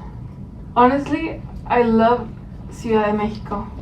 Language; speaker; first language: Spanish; early bilingual, other home language; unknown